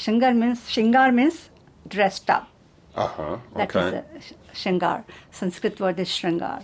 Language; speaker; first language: English; non-native, local second language; Hindi